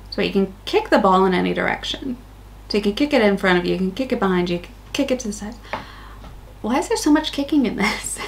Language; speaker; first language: English; native; English